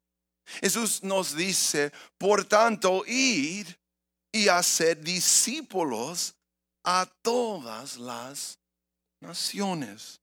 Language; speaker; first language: Spanish; early bilingual, heritage; English